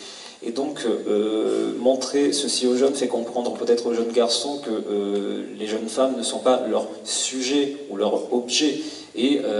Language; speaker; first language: French; native; French